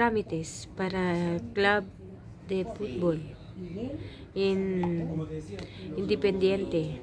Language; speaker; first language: Spanish; non-native, learner; Filipino